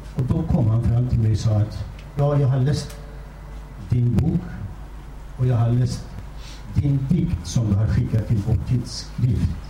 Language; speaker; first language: Swedish; non-native, fluent; Kurdish